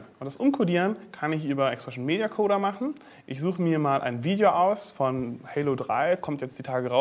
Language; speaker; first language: German; native; German